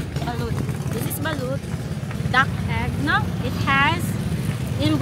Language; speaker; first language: English; non-native, local second language; Cebuano